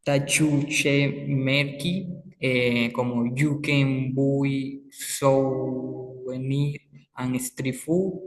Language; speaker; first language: English; non-native, learner; Spanish